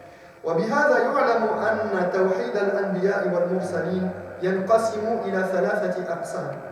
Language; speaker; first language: Arabic; non-native, fluent; French